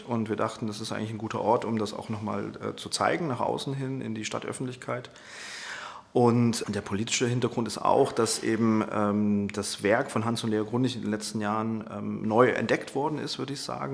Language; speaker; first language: German; native; German